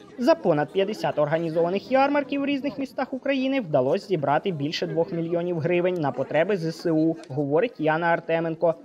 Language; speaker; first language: Ukrainian; native; Ukrainian